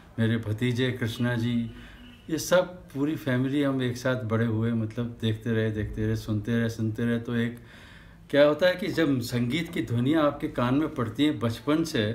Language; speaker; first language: Hindi; native; Hindi